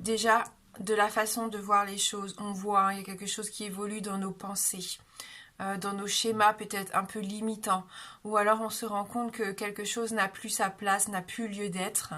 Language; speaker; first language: French; native; French